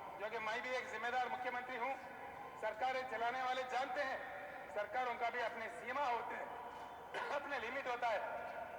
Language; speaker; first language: Hindi; non-native, local second language; Telugu